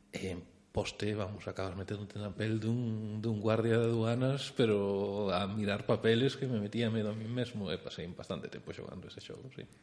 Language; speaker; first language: Galician; non-native, local second language; Spanish